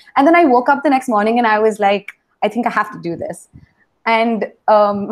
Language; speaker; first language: English; non-native, local second language; Hindi